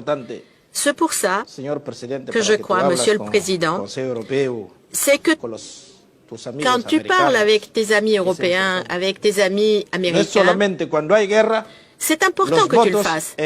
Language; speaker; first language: French; non-native, local second language; Portuguese